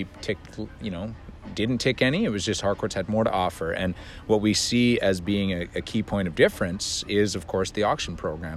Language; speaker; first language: English; native; English